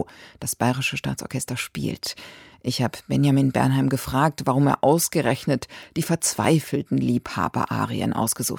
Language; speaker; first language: German; native; German